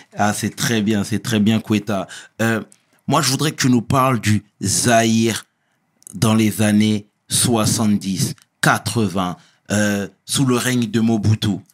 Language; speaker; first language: French; early bilingual, other home language; Lingala